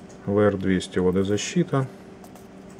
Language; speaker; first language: Russian; native; Russian